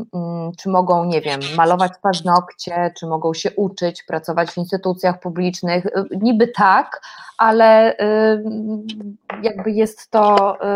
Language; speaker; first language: Polish; native; Polish